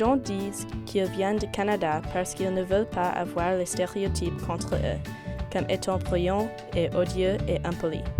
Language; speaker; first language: French; non-native, fluent; English